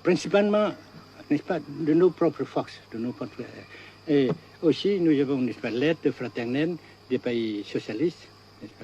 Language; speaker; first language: French; non-native, local second language; Vietnamese